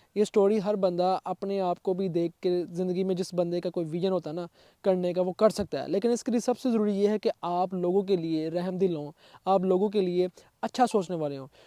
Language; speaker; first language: Urdu; non-native, local second language; Punjabi